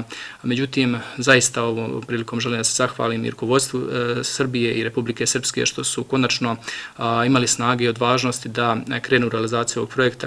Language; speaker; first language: Bosnian; native; Bosnian